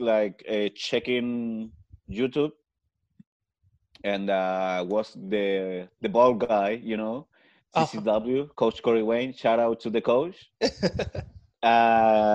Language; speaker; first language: English; non-native, fluent; Spanish